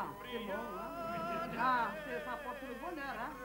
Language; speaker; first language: French; non-native, learner; Serbian